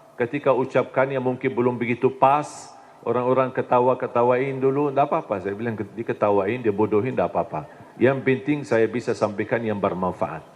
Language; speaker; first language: Indonesian; non-native, fluent; Arabic